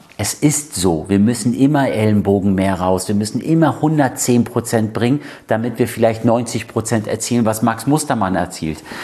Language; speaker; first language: German; early bilingual, other home language; Persian